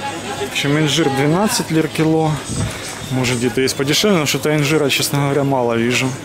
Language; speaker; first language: Russian; native; Russian